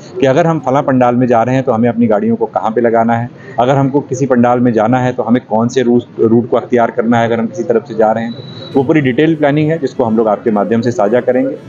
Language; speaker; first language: Hindi; native; Hindi